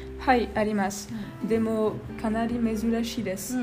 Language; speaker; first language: Japanese; non-native, learner; French